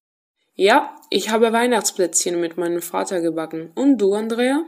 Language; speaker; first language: German; non-native, learner; Spanish